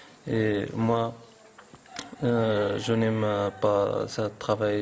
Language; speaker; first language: French; non-native, learner; Arabic